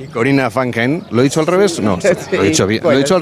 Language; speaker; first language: Spanish; native; Spanish